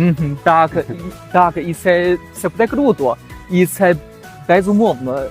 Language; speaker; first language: Ukrainian; non-native, fluent; Chinese